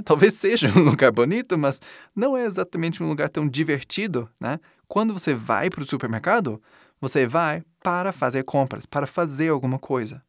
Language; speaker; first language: Portuguese; non-native, fluent; English